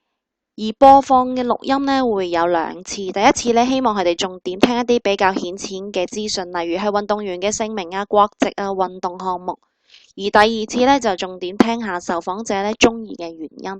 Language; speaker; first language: Cantonese; native; Cantonese